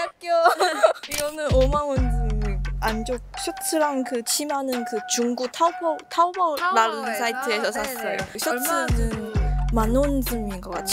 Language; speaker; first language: Korean; non-native, learner; Cantonese